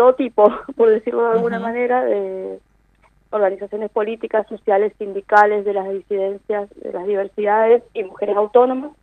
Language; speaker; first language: Spanish; native; Spanish